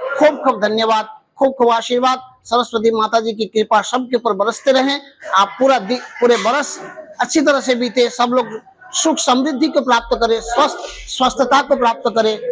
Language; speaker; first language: Hindi; non-native, local second language; Bangla